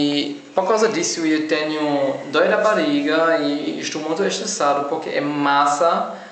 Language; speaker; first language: Portuguese; non-native, learner; German